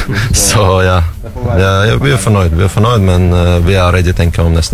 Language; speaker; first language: Norwegian; non-native, learner; Russian